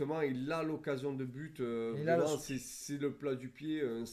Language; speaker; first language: French; native; French